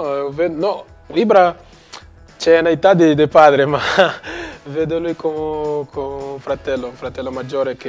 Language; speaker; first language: Italian; non-native, learner; Portuguese